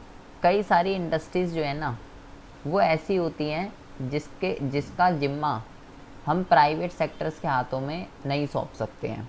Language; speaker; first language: Hindi; native; Hindi